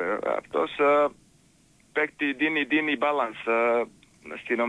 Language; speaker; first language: Greek; non-native, fluent; Serbian